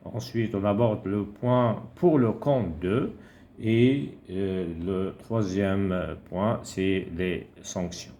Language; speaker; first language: French; non-native, local second language; Arabic